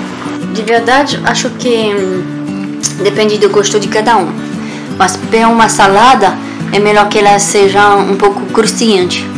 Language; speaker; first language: Portuguese; non-native, learner; French